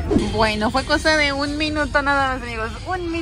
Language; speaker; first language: Spanish; native; Spanish